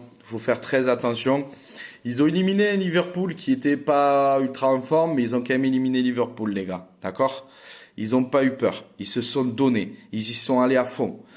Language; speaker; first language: French; native; French